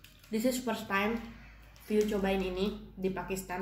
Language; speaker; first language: English; non-native, learner; Indonesian